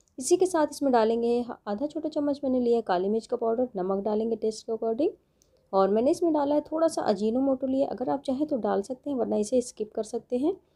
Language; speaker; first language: Hindi; native; Hindi